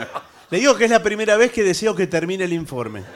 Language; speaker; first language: Spanish; native; Spanish